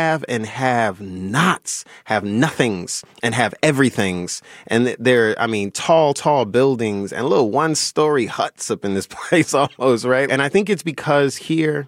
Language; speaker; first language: English; native; English